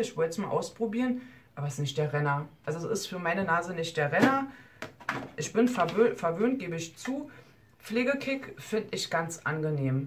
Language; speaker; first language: German; native; German